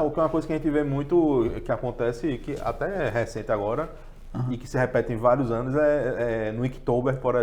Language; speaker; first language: Portuguese; native; Portuguese